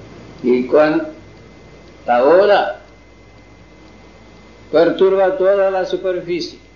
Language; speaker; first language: Spanish; non-native, fluent; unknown